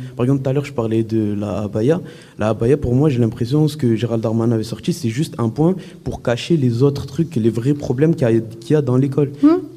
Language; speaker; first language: French; early bilingual, other home language; Arabic